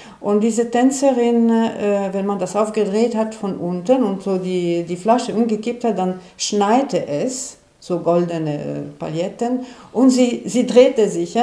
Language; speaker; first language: German; non-native, fluent; Italian